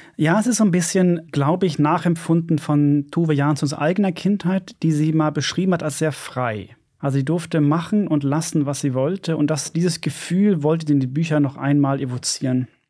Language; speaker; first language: German; non-native, fluent; Swedish